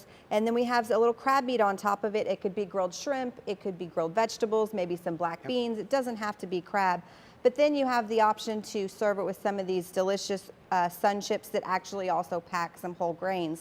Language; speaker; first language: English; native; English